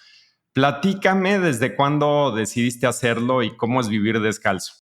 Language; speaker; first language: Spanish; native; Spanish